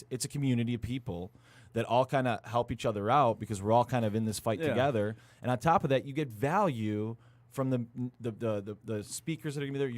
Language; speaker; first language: English; native; English